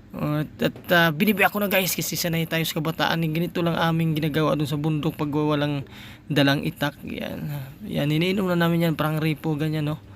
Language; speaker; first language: Filipino; non-native, local second language; Cebuano